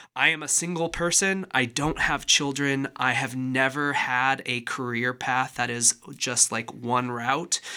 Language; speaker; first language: English; native; English